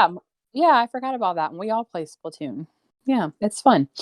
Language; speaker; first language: English; native; English